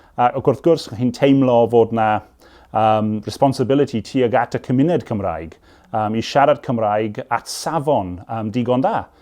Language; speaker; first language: Welsh; non-native, local second language; English